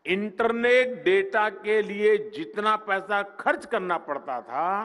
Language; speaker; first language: Hindi; non-native, local second language; Gujarati